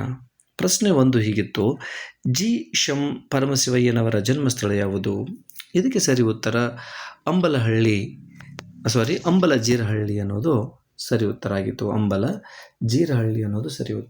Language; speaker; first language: Kannada; native; Kannada